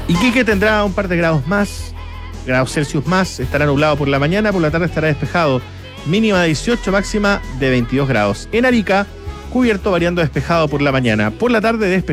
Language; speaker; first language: Spanish; native; Spanish